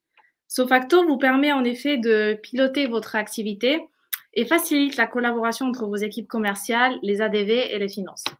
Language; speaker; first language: French; native; French